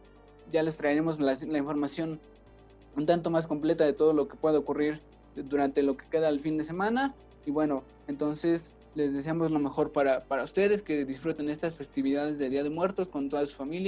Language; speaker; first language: Spanish; native; Spanish